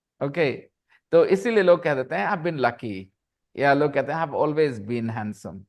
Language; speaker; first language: Hindi; native; Hindi